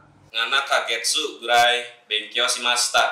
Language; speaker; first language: Japanese; non-native, learner; Indonesian